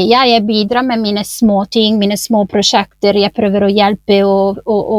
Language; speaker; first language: Norwegian; non-native, fluent; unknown